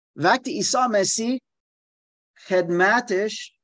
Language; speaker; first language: Persian; non-native, learner; German